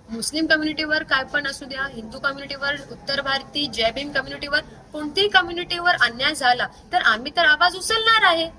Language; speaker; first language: Marathi; non-native, local second language; Urdu